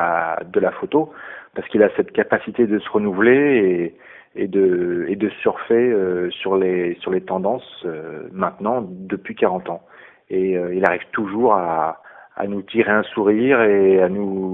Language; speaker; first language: French; native; French